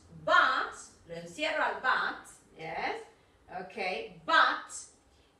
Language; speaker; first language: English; non-native, fluent; Spanish